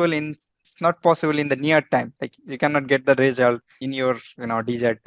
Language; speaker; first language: English; non-native, fluent; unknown